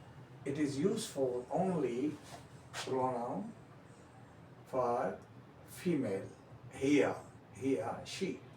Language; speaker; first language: English; non-native, local second language; Hindi